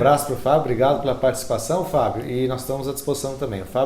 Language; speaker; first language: Portuguese; native; Portuguese